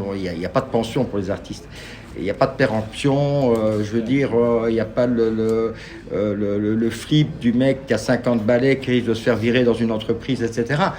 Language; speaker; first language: French; native; French